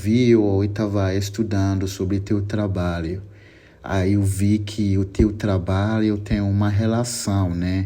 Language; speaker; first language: Portuguese; non-native, learner; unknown